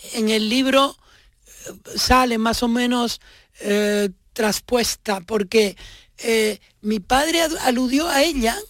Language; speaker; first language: Spanish; native; Spanish